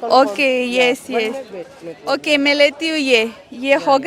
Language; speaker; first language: Hindi; non-native, learner; Russian